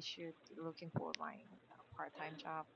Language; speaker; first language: English; non-native, learner; Korean